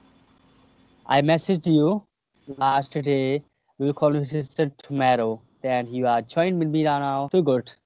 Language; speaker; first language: English; non-native, learner; Hindi